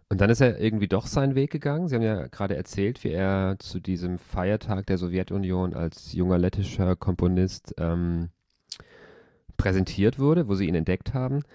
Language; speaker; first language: German; native; German